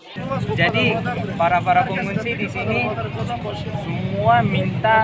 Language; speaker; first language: Indonesian; non-native, learner; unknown